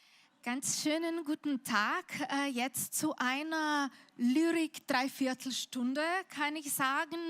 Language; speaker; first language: German; non-native, fluent; Slovenian